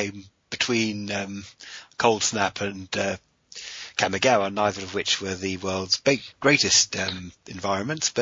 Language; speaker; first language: English; native; English